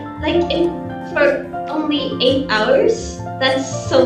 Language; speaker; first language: English; non-native, fluent; Swedish